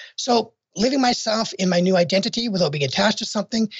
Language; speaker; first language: English; native; English